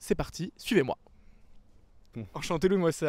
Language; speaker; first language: French; native; French